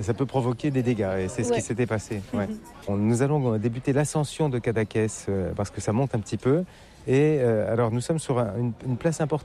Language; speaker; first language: French; native; French